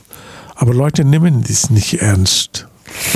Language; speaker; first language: German; non-native, learner; Bangla